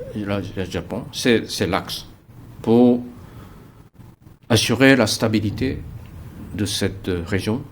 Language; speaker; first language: French; non-native, fluent; Japanese